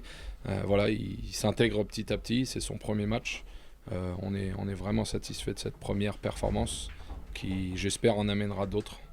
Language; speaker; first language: French; native; French